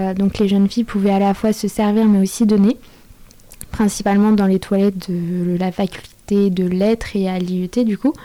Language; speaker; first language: French; native; French